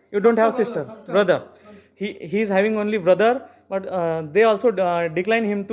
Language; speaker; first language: English; non-native, local second language; Marathi